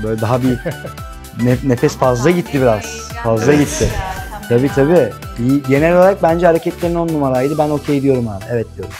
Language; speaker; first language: Turkish; native; Turkish